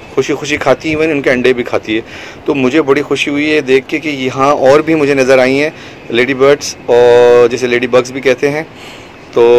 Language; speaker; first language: Urdu; native; Urdu